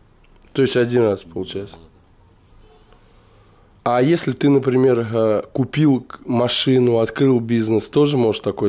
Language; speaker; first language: Russian; native; Russian